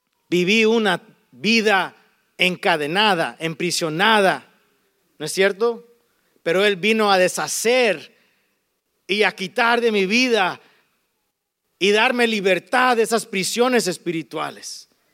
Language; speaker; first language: Spanish; early bilingual, heritage; Spanish